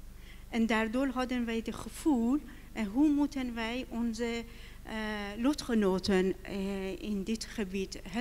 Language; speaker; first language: Dutch; non-native, learner; Persian